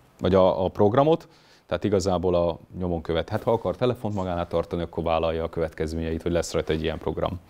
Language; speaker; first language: Hungarian; native; Hungarian